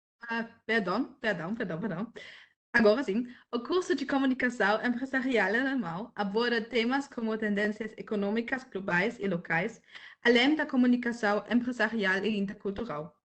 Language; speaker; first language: Portuguese; non-native, fluent; German